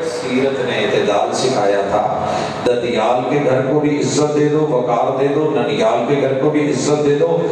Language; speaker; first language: Urdu; non-native, local second language; Punjabi